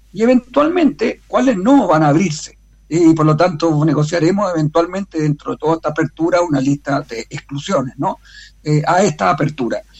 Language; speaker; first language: Spanish; native; Spanish